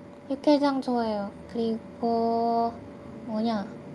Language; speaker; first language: Korean; non-native, learner; Indonesian